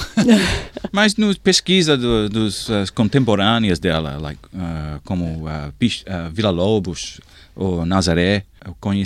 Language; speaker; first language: Portuguese; non-native, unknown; English